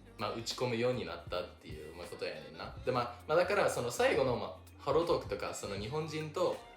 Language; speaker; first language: Japanese; non-native, fluent; English